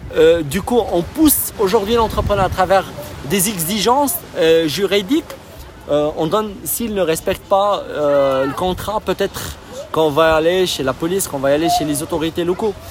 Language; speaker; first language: French; non-native, local second language; Arabic